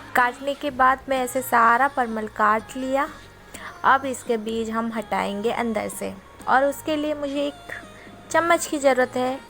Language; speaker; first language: Hindi; non-native, local second language; Odia